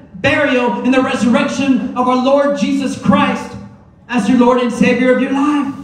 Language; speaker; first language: English; early bilingual, other home language; Spanish